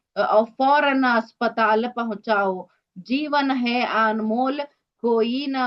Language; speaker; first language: Hindi; non-native, local second language; Kannada